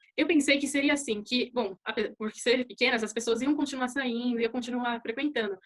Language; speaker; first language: Portuguese; native; Portuguese